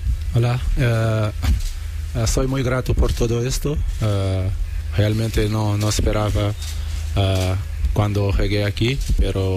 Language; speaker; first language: Spanish; non-native, learner; Portuguese